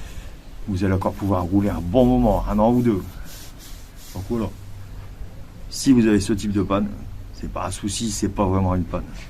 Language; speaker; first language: French; native; French